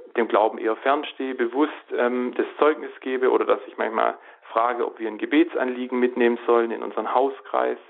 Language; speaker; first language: German; native; German